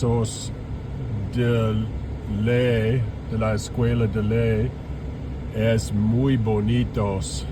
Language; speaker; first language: Spanish; non-native, learner; English